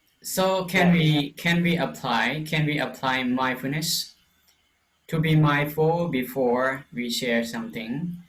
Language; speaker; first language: English; non-native, fluent; Lao